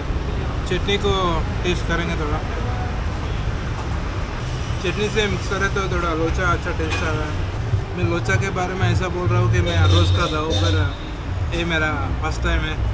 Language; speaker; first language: Hindi; non-native, local second language; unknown